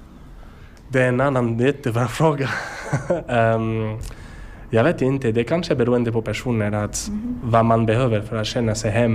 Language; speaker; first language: Swedish; non-native, learner; French